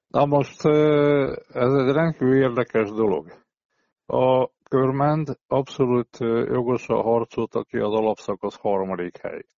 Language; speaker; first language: Hungarian; native; Hungarian